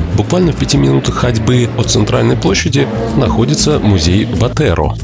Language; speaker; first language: Russian; native; Russian